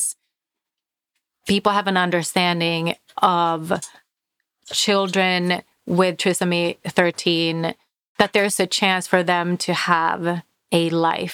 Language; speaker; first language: English; non-native, fluent; Finnish